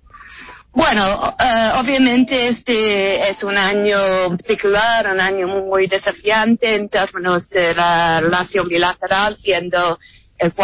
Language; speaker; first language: Spanish; non-native, fluent; English